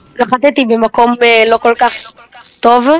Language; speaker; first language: Hebrew; native; Hebrew